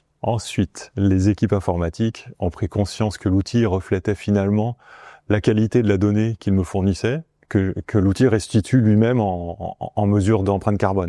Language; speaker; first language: French; native; French